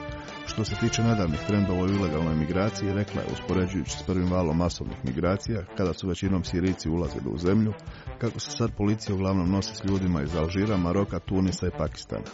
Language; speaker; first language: Croatian; native; Croatian